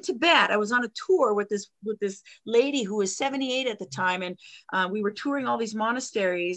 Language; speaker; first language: English; non-native, fluent; French